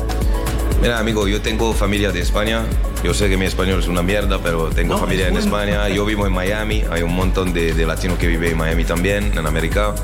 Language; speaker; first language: Spanish; non-native, learner; French